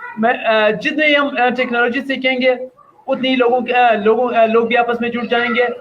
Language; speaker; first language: Urdu; non-native, local second language; Pashto